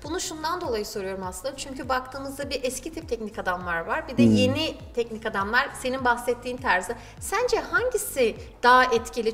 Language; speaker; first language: Turkish; native; Turkish